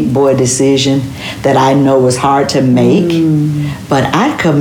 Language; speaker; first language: English; native; English